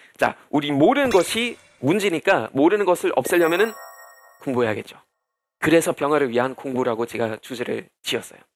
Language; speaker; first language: Korean; non-native, fluent; German